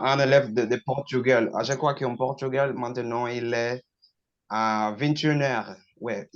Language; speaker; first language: French; non-native, learner; Portuguese